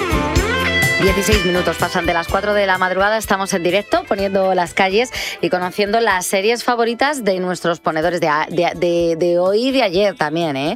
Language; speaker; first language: Spanish; native; Spanish